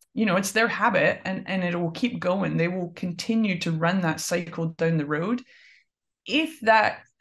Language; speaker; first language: English; native; English